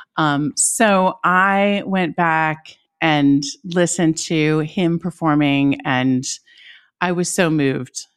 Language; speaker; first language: English; native; English